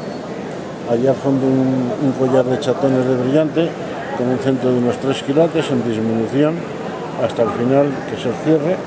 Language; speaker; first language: Spanish; native; Spanish